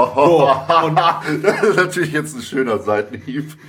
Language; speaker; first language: German; native; German